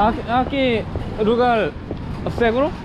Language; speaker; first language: Spanish; non-native, learner; Korean